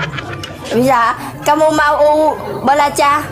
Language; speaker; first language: Indonesian; non-native, learner; Vietnamese